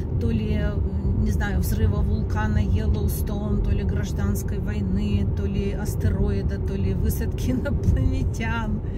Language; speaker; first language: Russian; native; Russian